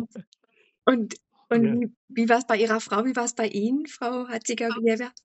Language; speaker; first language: German; native; German